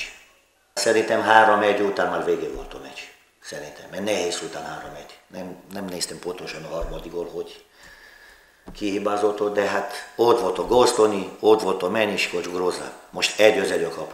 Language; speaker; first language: Hungarian; non-native, learner; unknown